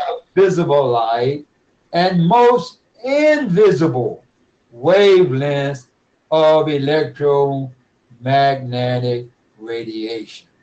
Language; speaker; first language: English; native; English